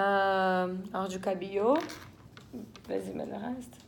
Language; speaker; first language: French; non-native, fluent; Portuguese